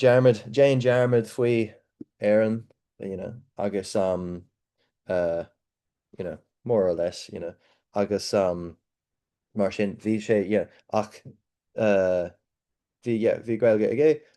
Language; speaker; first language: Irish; non-native, learner; English